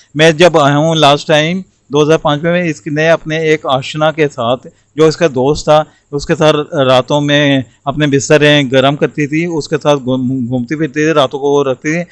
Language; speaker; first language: Urdu; non-native, local second language; Punjabi